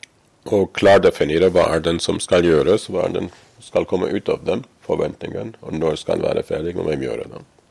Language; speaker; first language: Norwegian; non-native, fluent; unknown